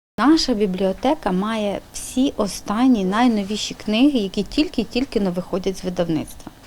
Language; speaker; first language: Ukrainian; native; Ukrainian